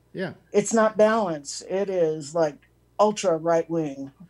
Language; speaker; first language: English; native; English